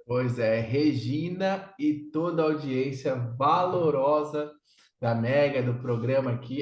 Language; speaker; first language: Portuguese; native; Portuguese